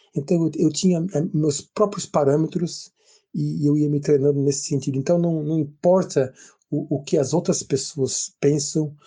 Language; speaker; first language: Portuguese; native; Portuguese